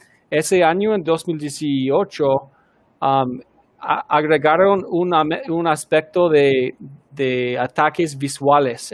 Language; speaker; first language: Spanish; non-native, fluent; English